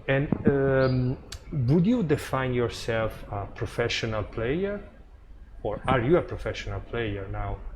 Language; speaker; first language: English; non-native, fluent; Italian